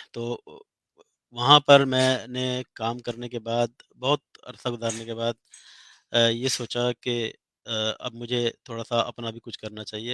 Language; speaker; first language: Urdu; native; Urdu